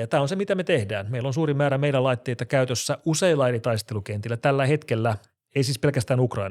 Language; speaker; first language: Finnish; native; Finnish